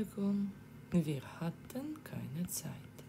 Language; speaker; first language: German; non-native, fluent; Ukrainian